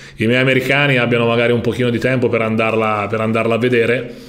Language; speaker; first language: Italian; native; Italian